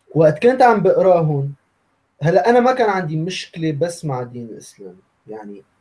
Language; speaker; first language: Arabic; native; Arabic